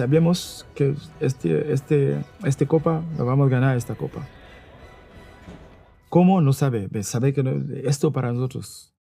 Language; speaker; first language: Spanish; non-native, learner; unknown